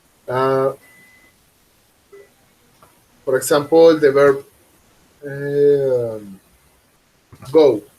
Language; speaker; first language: English; non-native, fluent; Spanish